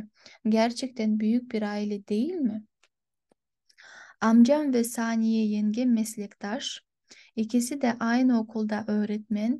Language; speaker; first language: Turkish; non-native, fluent; Kyrgyz